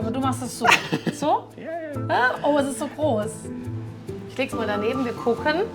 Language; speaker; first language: German; native; German